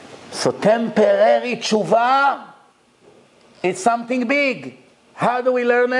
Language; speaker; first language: English; non-native, fluent; Hebrew